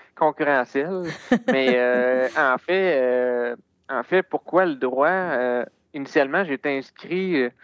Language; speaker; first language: French; native; French